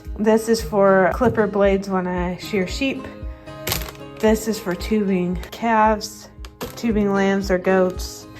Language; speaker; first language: English; native; English